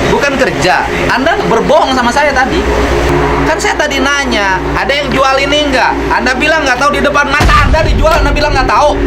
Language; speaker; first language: Indonesian; non-native, local second language; Sundanese